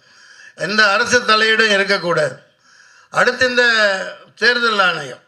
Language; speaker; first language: Tamil; native; Tamil